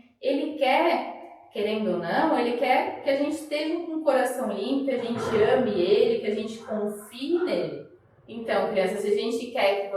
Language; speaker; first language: Portuguese; native; Portuguese